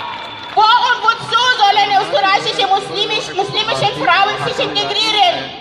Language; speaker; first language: German; non-native, fluent; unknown